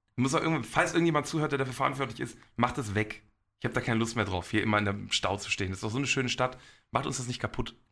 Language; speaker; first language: German; early bilingual, other home language; Polish